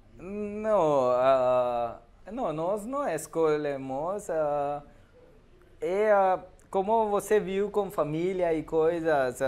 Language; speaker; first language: Portuguese; non-native, learner; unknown